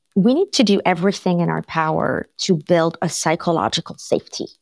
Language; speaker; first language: English; non-native, fluent; French